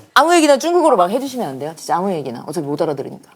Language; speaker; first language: Korean; native; Korean